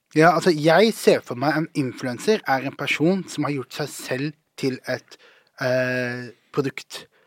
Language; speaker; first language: Norwegian; early bilingual, other home language; Somali